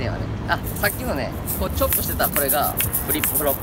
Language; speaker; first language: Japanese; native; Japanese